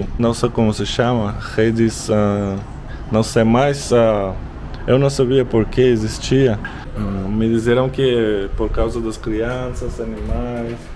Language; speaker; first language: Portuguese; non-native, learner; Russian